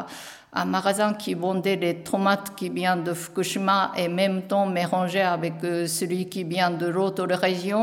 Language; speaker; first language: French; non-native, learner; Japanese